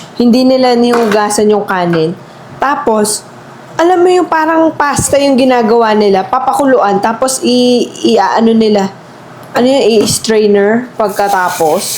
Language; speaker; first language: Filipino; native; Filipino